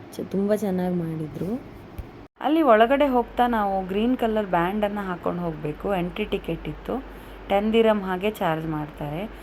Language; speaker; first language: Kannada; non-native, local second language; Tulu